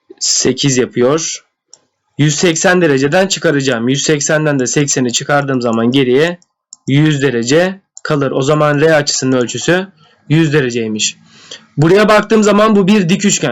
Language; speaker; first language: Turkish; native; Turkish